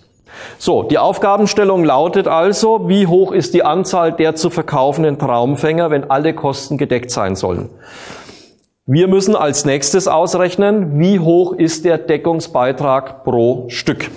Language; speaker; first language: German; native; German